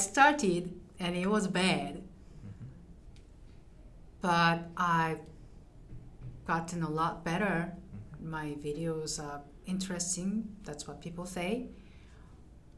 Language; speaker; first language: English; non-native, fluent; Korean